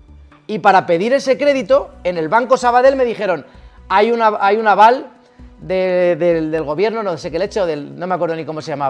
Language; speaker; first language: Spanish; native; Spanish